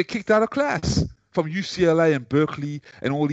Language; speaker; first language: English; native; English